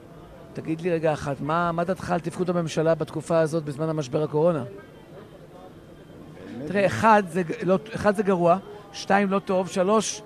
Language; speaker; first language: Hebrew; native; Hebrew